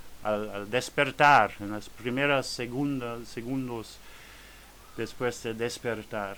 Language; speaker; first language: Spanish; non-native, learner; French